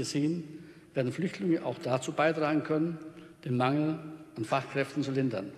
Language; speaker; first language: German; native; German